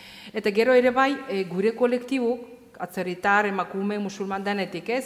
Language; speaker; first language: Basque; non-native, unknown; Azerbaijani